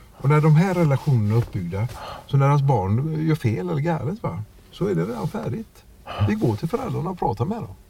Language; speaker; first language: Swedish; native; Swedish